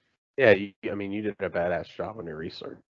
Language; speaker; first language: English; native; English